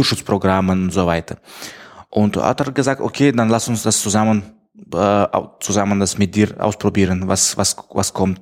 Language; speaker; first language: German; non-native, fluent; Tajik